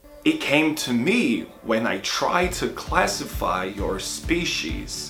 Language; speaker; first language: English; non-native, fluent; Portuguese